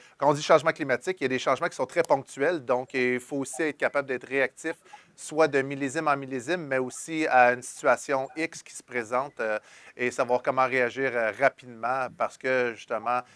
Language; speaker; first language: French; native; French